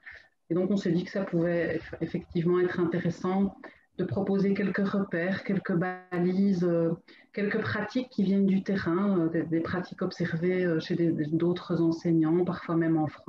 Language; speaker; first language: French; native; French